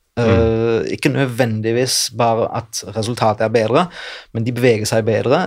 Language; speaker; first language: Norwegian; non-native, fluent; German